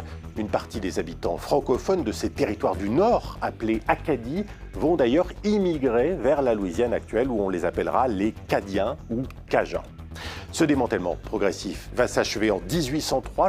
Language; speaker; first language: French; native; French